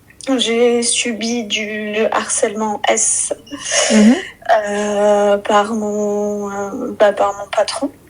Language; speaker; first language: French; early bilingual, other home language; Arabic